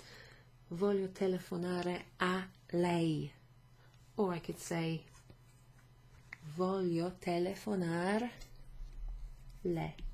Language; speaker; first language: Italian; non-native, fluent; English